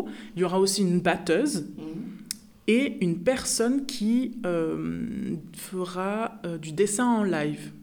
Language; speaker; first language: French; native; French